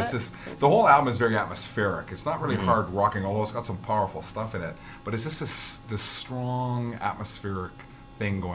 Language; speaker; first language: English; native; English